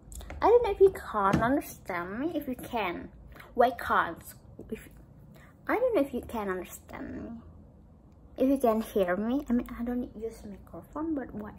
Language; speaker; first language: English; non-native, learner; Indonesian